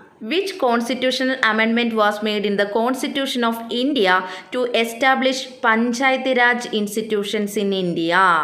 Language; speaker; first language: English; non-native, local second language; Malayalam